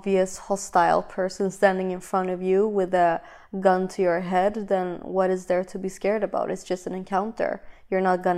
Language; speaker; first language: English; non-native, fluent; Swedish